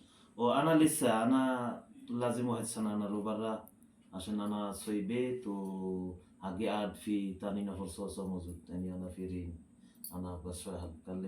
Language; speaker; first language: Arabic; non-native, learner; Bangla